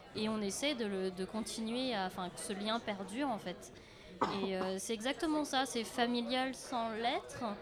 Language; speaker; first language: French; early bilingual, other home language; Lao